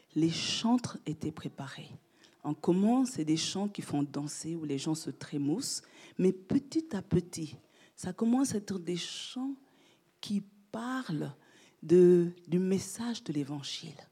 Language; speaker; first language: French; native; French